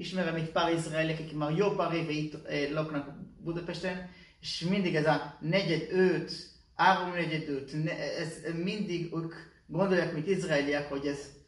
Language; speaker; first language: Hungarian; non-native, learner; Hebrew